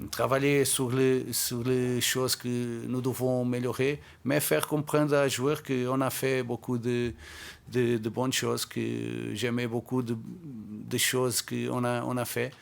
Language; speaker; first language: French; non-native, fluent; Portuguese